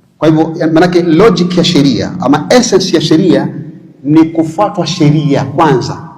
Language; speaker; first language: Swahili; native; Swahili